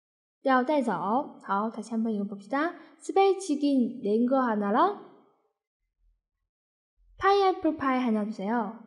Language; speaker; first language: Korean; non-native, fluent; Chinese